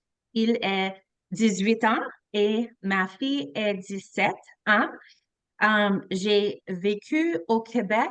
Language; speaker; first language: French; non-native, local second language; English